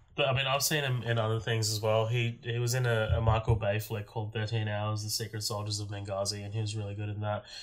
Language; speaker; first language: English; native; English